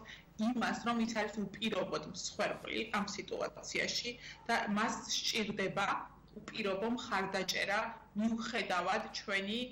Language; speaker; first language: Georgian; native; Georgian